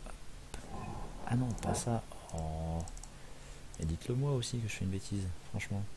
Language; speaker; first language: French; native; French